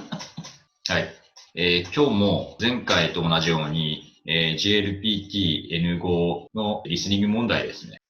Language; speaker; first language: Japanese; native; Japanese